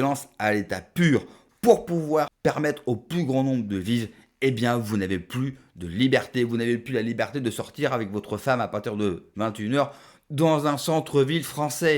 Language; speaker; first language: French; native; French